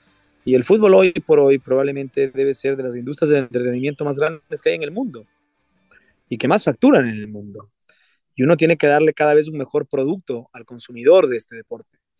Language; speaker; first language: Spanish; native; Spanish